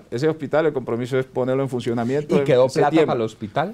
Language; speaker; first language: Spanish; native; Spanish